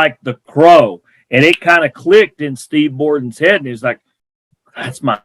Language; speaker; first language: English; native; English